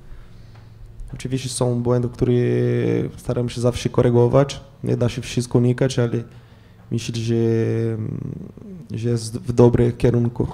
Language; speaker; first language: Polish; non-native, fluent; Portuguese